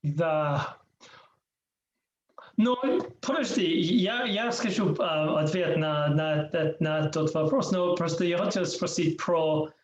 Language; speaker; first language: Russian; non-native, learner; English